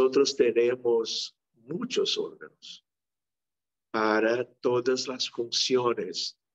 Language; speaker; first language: Spanish; non-native, local second language; Portuguese